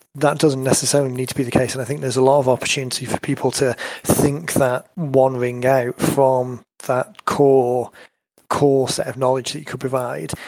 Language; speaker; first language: English; native; English